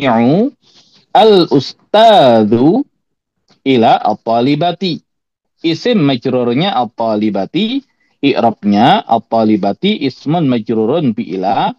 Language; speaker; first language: Arabic; non-native, fluent; Indonesian